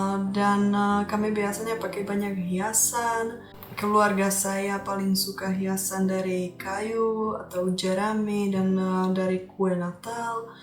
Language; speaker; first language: Indonesian; non-native, fluent; Czech